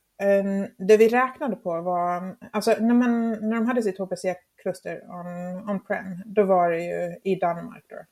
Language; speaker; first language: Swedish; non-native, fluent; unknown